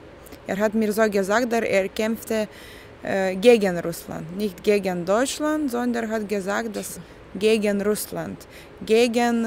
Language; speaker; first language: German; non-native, fluent; Lithuanian